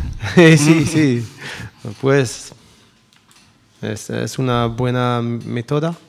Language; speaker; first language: Spanish; non-native, learner; French